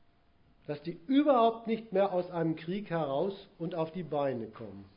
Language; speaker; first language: German; native; German